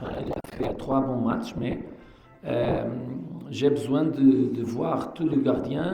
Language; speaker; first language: French; non-native, fluent; Portuguese